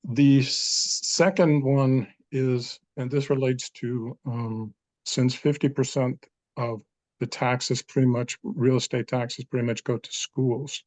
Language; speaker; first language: English; non-native, fluent; Danish